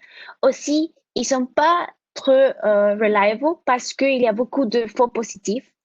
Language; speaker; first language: French; non-native, fluent; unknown